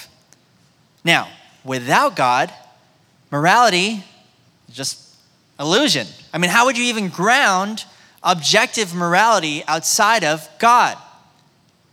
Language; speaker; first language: English; native; English